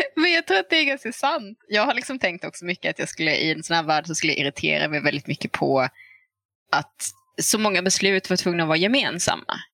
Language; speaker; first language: Swedish; native; Swedish